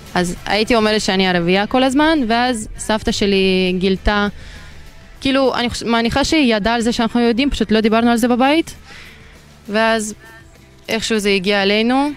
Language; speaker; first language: Hebrew; non-native, fluent; Azerbaijani